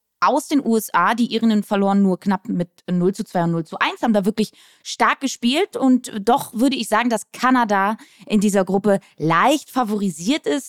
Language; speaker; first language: German; native; German